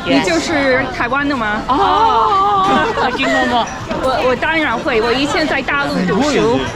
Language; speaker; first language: Chinese; non-native, fluent; English